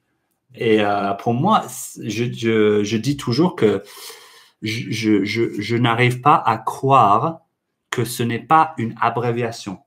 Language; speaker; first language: French; non-native, fluent; English